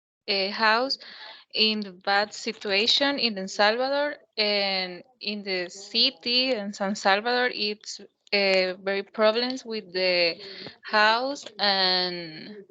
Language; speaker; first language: English; non-native, learner; Spanish